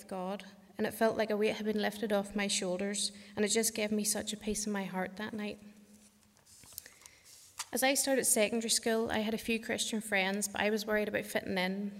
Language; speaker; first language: English; native; English